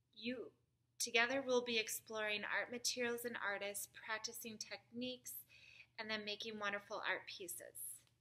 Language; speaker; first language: English; native; English